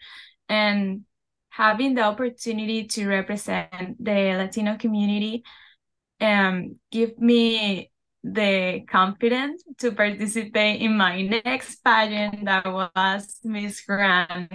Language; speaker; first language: English; non-native, fluent; Spanish